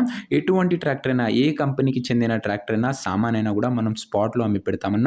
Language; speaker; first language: Telugu; native; Telugu